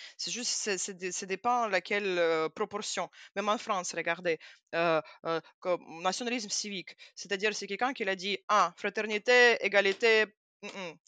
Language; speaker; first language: French; non-native, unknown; Russian